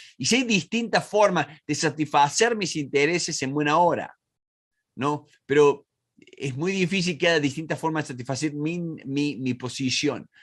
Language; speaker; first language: Spanish; native; Spanish